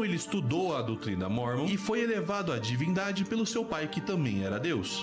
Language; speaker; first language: Portuguese; native; Portuguese